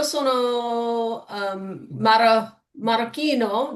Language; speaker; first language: Italian; non-native, learner; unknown